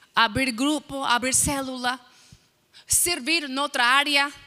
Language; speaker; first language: Portuguese; non-native, fluent; English